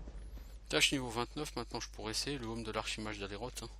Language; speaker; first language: French; native; French